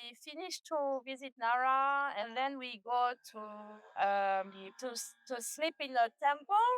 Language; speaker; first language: English; non-native, learner; French